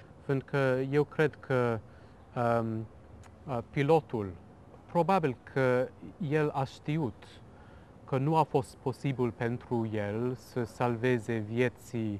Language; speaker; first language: Romanian; non-native, fluent; English